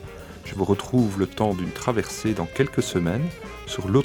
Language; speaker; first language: French; native; French